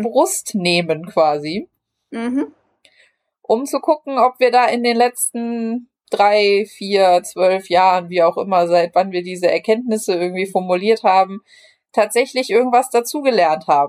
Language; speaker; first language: German; native; German